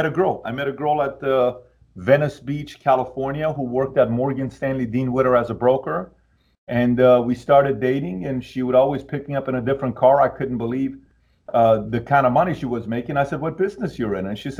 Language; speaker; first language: English; early bilingual, other home language; Persian